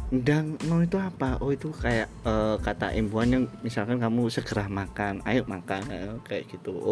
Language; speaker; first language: Indonesian; non-native, local second language; Javanese